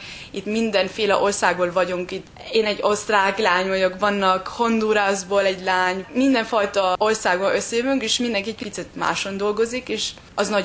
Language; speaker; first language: Hungarian; early bilingual, heritage; German